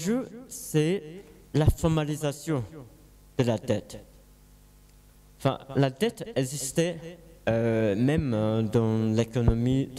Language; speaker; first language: French; non-native, learner; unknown